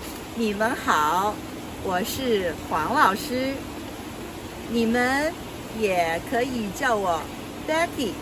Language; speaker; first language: Chinese; non-native, local second language; Yao